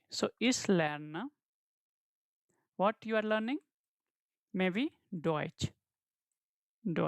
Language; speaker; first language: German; non-native, fluent; Hindi